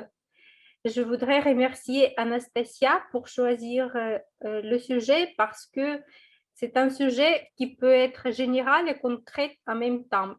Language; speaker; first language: French; non-native, fluent; Russian